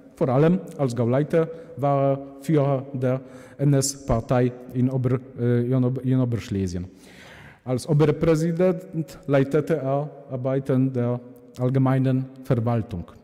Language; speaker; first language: German; non-native, fluent; Polish